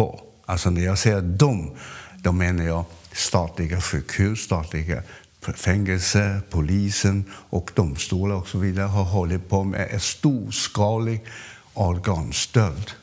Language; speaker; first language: Swedish; non-native, fluent; Cantonese